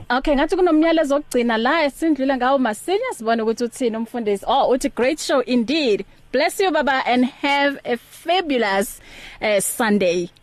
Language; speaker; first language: Zulu; native; Zulu